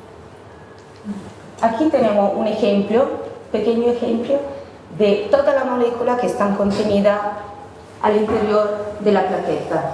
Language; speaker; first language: Spanish; non-native, fluent; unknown